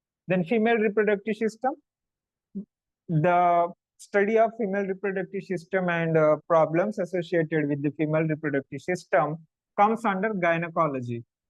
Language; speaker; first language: English; non-native, local second language; Telugu